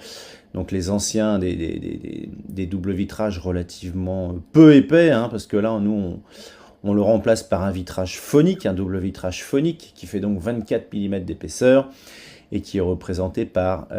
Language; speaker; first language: French; native; French